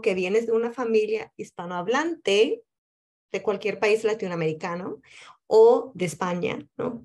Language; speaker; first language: Spanish; early bilingual, heritage; Spanish